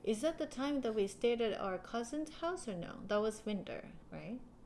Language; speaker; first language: English; non-native, fluent; Japanese